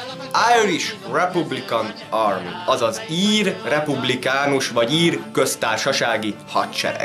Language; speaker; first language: Hungarian; native; Hungarian